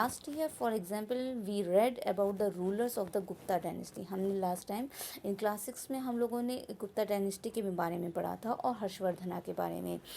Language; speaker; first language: Hindi; native; Hindi